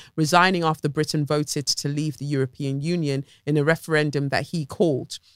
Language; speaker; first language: English; native; English